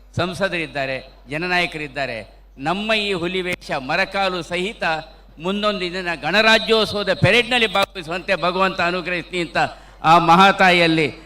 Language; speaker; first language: Kannada; non-native, local second language; Tulu